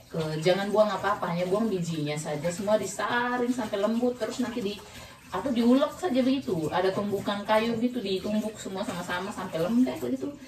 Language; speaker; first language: Indonesian; non-native, local second language; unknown